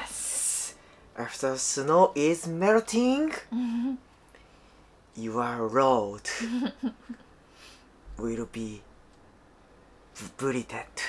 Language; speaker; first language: English; non-native, learner; Japanese